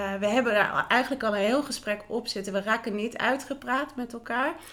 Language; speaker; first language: Dutch; native; Dutch